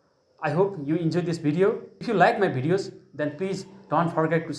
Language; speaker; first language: English; non-native, fluent; Nepali